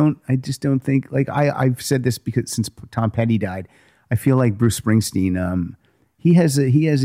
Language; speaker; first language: English; native; English